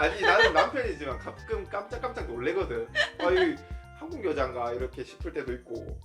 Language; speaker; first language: Korean; native; Korean